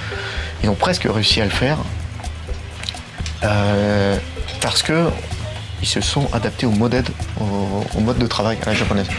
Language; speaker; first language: French; native; French